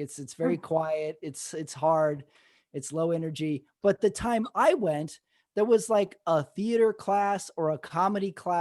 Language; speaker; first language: English; native; English